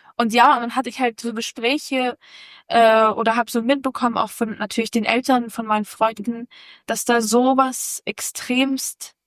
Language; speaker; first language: German; native; German